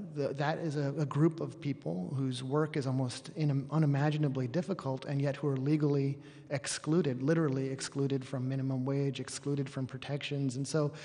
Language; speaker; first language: English; native; English